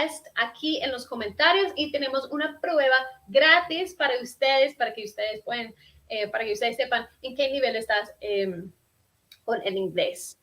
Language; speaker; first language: Spanish; non-native, fluent; English